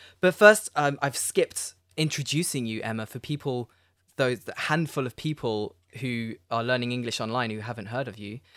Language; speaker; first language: English; native; English